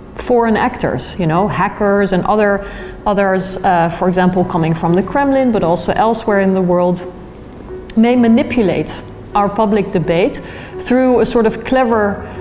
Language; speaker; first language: English; non-native, fluent; Dutch